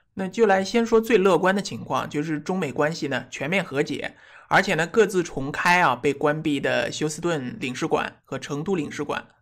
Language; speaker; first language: Chinese; native; Chinese